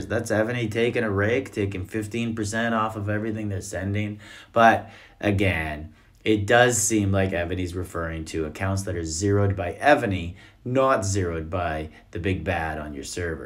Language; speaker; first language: English; native; English